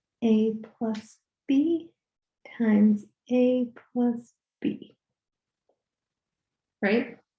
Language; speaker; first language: English; native; English